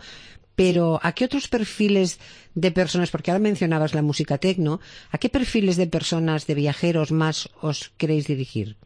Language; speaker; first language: Spanish; native; Spanish